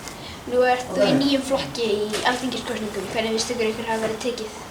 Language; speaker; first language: Icelandic; native; Icelandic